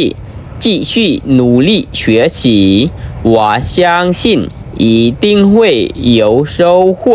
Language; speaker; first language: Chinese; non-native, fluent; Khmer